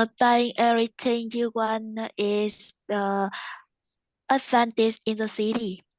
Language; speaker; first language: English; non-native, learner; Vietnamese